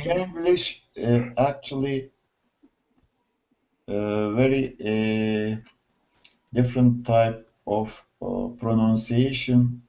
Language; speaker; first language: English; non-native, learner; Turkish